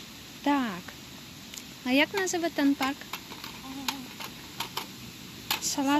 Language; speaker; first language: Polish; early bilingual, heritage; Polish